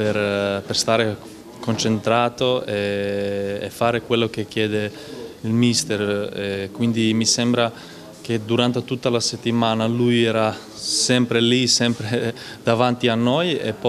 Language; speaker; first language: Italian; non-native, fluent; Croatian